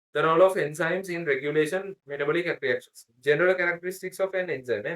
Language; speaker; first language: English; non-native, local second language; Sinhala